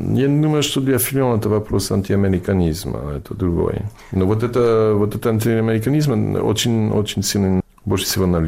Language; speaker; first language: Russian; non-native, learner; English